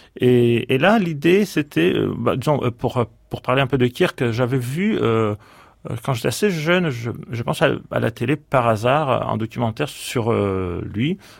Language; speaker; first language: French; non-native, fluent; Greek